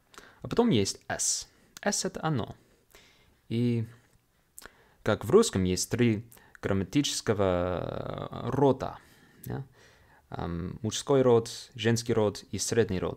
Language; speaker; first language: Russian; non-native, fluent; English